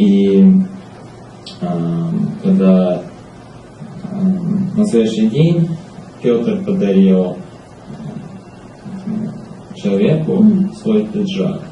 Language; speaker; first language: Russian; early bilingual, heritage; Russian